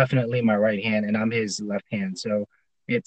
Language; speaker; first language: English; non-native, local second language; Filipino